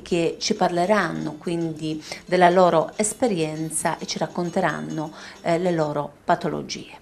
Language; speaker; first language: Italian; native; Italian